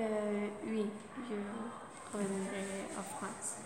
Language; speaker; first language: French; non-native, learner; Spanish